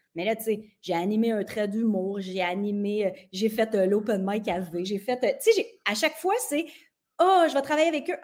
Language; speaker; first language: French; native; French